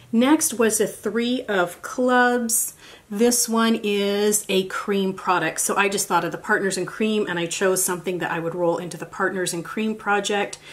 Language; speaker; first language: English; native; English